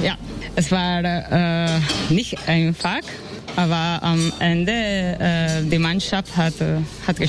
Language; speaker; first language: German; non-native, learner; Spanish